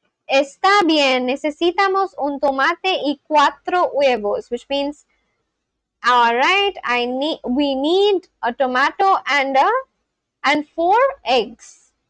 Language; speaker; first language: Spanish; non-native, learner; English